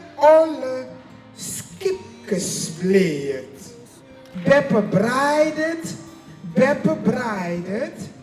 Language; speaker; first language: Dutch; native; Dutch